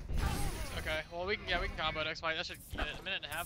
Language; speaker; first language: English; native; English